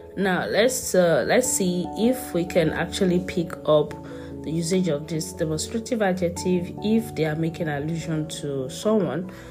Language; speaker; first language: English; non-native, local second language; Yoruba